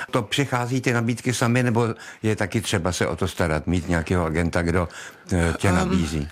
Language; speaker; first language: Czech; native; Czech